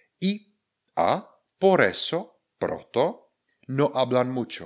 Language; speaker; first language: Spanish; non-native, fluent; Czech